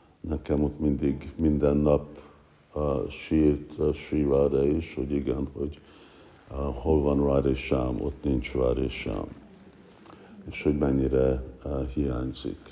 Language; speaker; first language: Hungarian; early bilingual, heritage; Hungarian